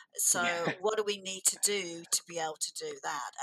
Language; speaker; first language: English; native; English